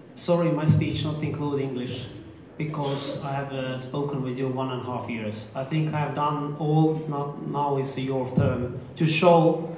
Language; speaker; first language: English; non-native, learner; Estonian